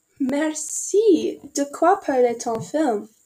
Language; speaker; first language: French; non-native, learner; English